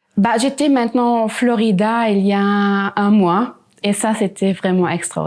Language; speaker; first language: French; non-native, local second language; Luxembourgish